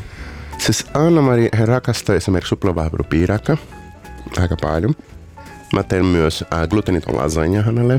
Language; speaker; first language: Finnish; non-native, learner; Portuguese